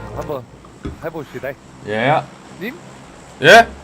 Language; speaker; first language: Korean; native; Korean